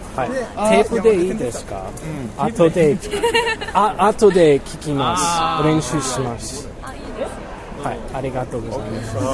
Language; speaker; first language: Japanese; non-native, learner; English